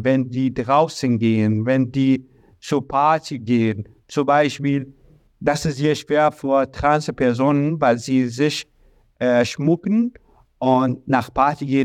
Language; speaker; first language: German; non-native, learner; Arabic